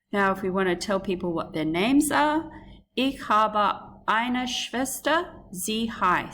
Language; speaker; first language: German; non-native, fluent; English